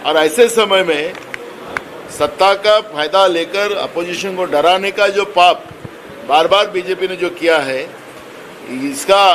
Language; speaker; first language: Hindi; non-native, local second language; Marathi